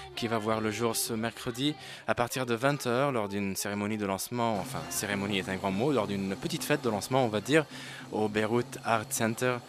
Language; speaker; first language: French; non-native, local second language; Arabic